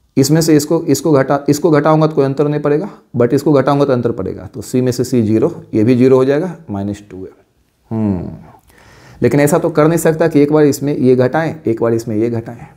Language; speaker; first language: Hindi; native; Hindi